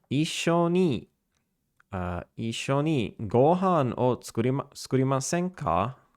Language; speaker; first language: Japanese; non-native, learner; English